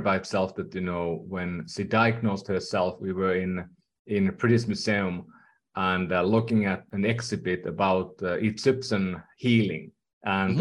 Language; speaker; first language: English; non-native, fluent; Finnish